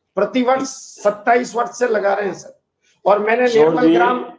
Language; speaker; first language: Hindi; native; Hindi